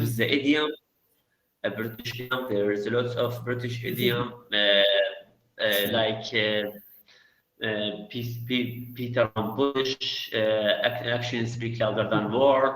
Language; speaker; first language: English; non-native, learner; Arabic